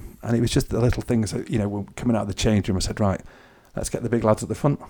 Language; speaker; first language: English; native; English